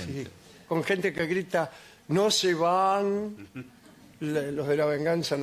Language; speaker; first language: Spanish; native; Spanish